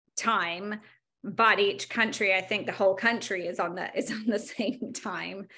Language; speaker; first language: English; native; English